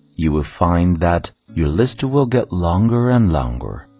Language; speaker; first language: English; non-native, fluent; Chinese